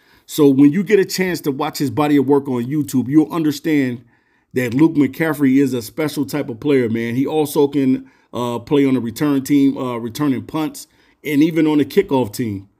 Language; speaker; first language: English; native; English